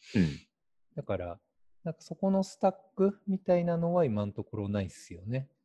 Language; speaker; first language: Japanese; native; Japanese